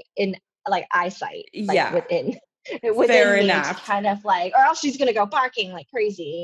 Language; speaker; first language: English; non-native, local second language; Cantonese